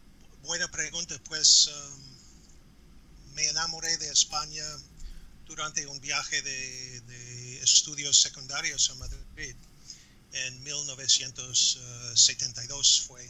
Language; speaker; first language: Spanish; non-native, fluent; English